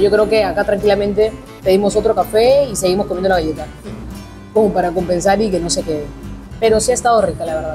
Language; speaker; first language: Spanish; native; Spanish